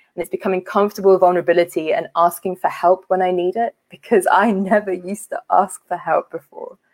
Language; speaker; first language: English; native; English